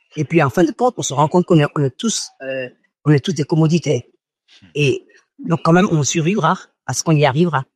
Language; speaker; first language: French; non-native, local second language; Fon